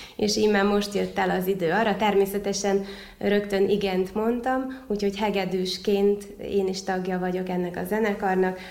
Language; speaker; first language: Hungarian; native; Hungarian